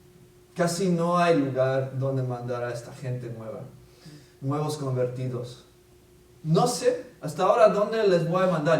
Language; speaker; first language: Spanish; non-native, fluent; English